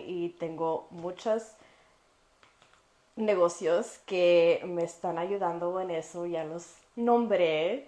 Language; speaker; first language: Spanish; early bilingual, heritage; Spanish